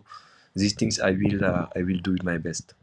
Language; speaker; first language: English; non-native, local second language; Wolof